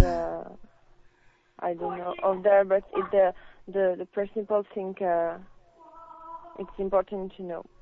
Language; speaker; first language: English; non-native, learner; French